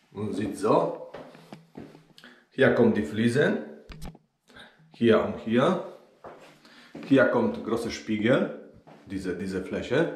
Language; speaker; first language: German; non-native, learner; Polish